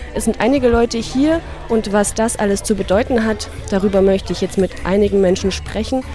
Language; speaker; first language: German; native; German